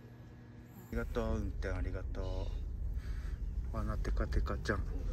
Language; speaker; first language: Japanese; native; Japanese